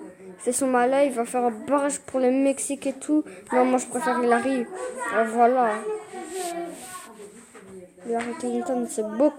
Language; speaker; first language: French; native; French